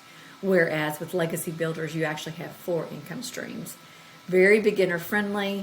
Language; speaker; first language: English; native; English